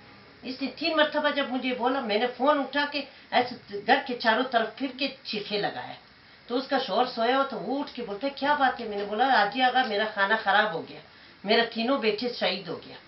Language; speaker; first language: Hindi; non-native, local second language; Hazaragi